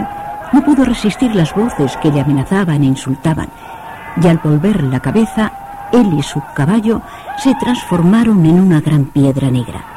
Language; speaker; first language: Spanish; native; Spanish